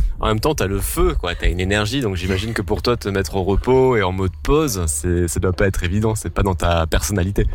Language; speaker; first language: French; native; French